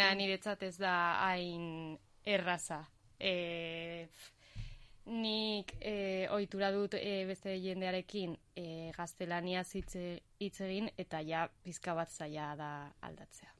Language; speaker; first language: Basque; non-native, learner; Spanish